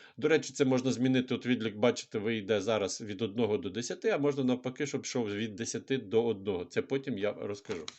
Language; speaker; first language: Ukrainian; non-native, local second language; Russian